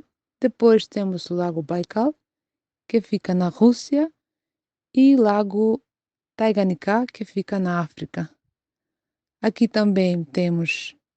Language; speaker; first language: Portuguese; non-native, fluent; Macedonian